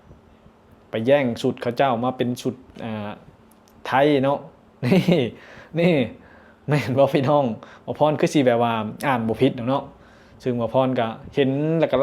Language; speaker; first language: Thai; non-native, local second language; Northeastern Thai